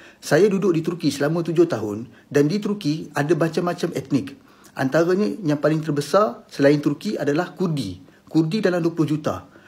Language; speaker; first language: Malay; native; Malay